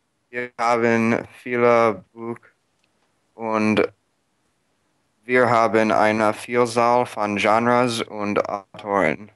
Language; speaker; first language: German; non-native, learner; English